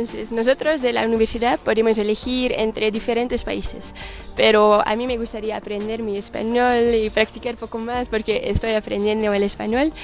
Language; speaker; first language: Spanish; non-native, learner; Dutch